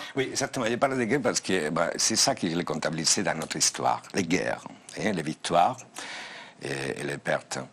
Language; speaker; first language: French; non-native, fluent; Spanish